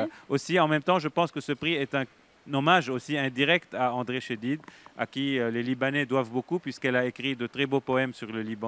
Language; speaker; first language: French; native; French